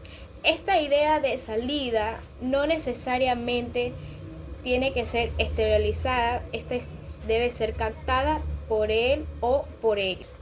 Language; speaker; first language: Spanish; native; Spanish